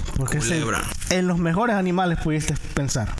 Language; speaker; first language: Spanish; native; Spanish